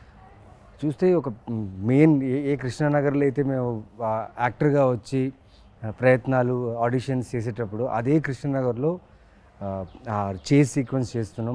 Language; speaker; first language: Telugu; native; Telugu